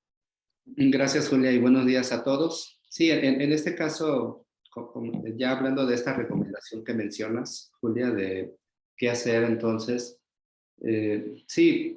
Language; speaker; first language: Spanish; native; Spanish